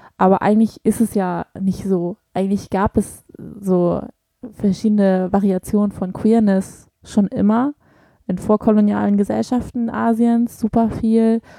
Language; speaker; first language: German; early bilingual, other home language; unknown